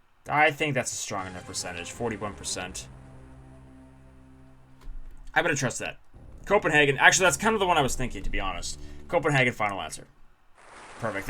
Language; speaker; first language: English; native; English